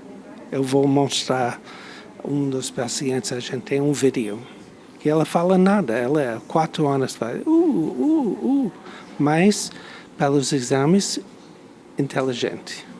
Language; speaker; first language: Portuguese; non-native, fluent; English